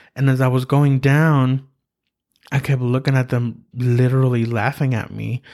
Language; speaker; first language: English; early bilingual, other home language; Spanish